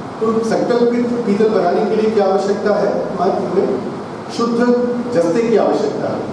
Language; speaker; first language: Hindi; non-native, local second language; Tamil